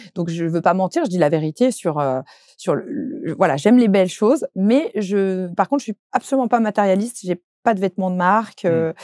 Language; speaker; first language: French; native; French